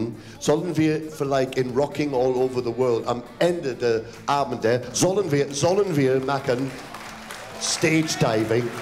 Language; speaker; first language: German; non-native, fluent; English